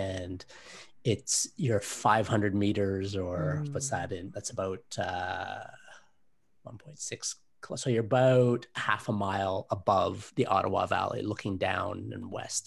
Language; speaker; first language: English; native; English